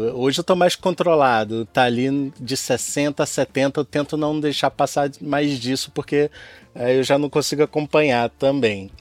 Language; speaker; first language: Portuguese; native; Portuguese